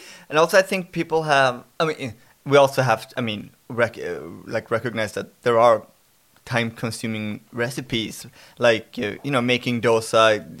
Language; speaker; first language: English; non-native, fluent; Swedish